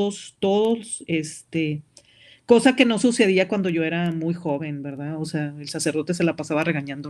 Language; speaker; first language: Spanish; native; Spanish